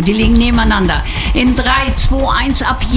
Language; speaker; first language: German; native; German